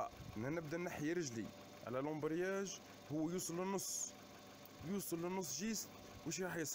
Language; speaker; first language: Arabic; native; Arabic